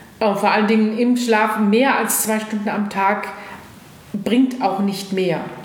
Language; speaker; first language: German; native; German